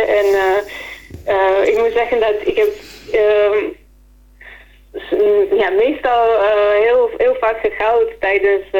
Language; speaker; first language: Dutch; non-native, fluent; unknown